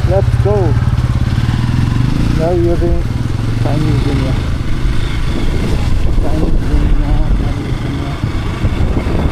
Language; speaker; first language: English; non-native, fluent; Nepali